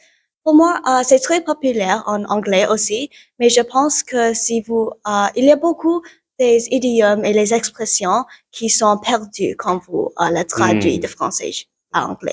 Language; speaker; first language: French; non-native, learner; English